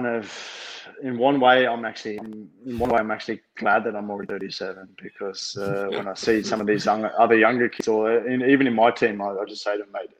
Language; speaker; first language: English; native; English